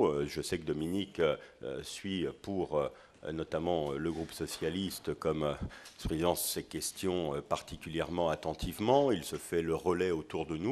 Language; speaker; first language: French; native; French